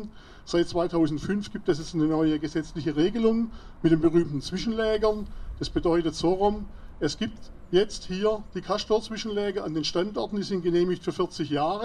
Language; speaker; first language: German; native; German